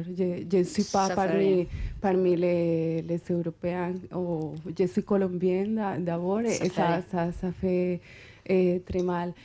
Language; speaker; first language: French; non-native, fluent; Spanish